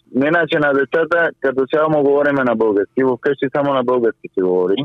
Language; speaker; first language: Bulgarian; non-native, fluent; Spanish